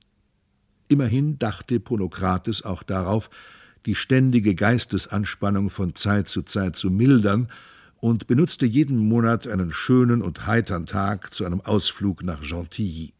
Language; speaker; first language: German; native; German